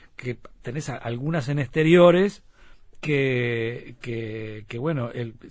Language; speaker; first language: Spanish; native; Spanish